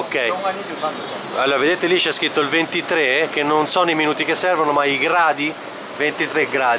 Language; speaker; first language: Italian; native; Italian